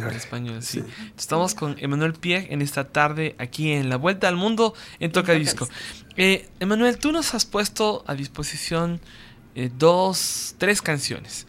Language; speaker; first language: Spanish; native; Spanish